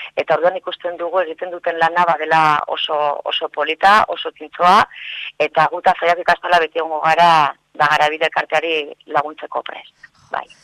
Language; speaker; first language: Basque; non-native, local second language; Spanish